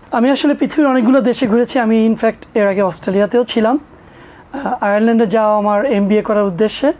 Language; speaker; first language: Bangla; native; Bangla